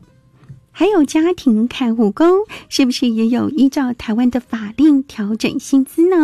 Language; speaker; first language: Chinese; native; Chinese